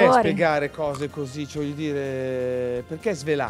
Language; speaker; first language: Italian; native; Italian